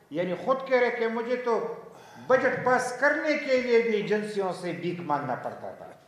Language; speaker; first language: Urdu; non-native, local second language; Pashto